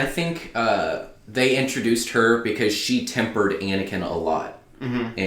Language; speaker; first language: English; native; English